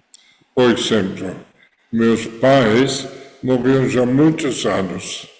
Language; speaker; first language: Portuguese; non-native, fluent; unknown